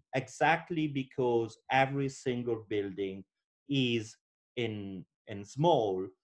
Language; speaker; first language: English; non-native, fluent; Italian